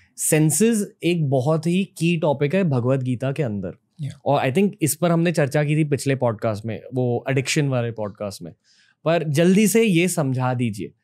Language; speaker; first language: Hindi; native; Hindi